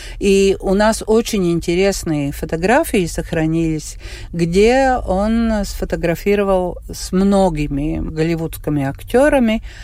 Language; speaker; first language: Russian; non-native, local second language; Latvian